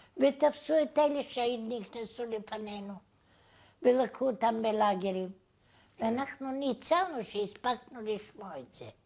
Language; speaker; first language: Hebrew; non-native, fluent; Bulgarian